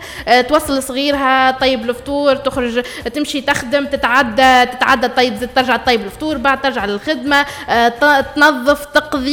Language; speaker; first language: Arabic; native; Arabic